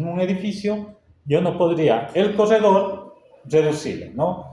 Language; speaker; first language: Spanish; native; Spanish